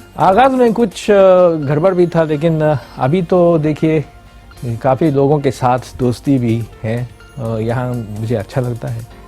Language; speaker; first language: Urdu; non-native, fluent; Japanese